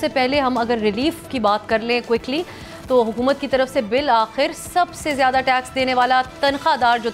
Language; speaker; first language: Urdu; native; Urdu